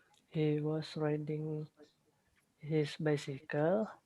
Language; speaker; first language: English; non-native, learner; Indonesian